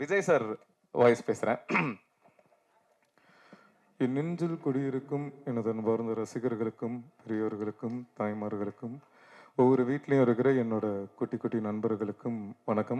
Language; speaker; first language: Tamil; native; Tamil